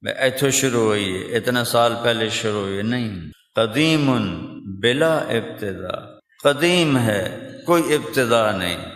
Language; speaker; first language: Urdu; non-native, local second language; Punjabi